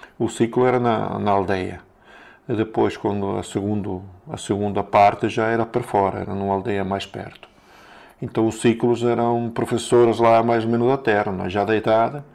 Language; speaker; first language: Portuguese; non-native, learner; Italian